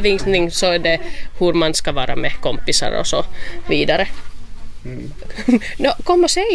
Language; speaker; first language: Swedish; non-native, local second language; Finnish